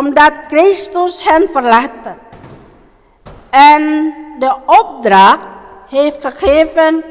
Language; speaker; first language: Dutch; non-native, learner; Indonesian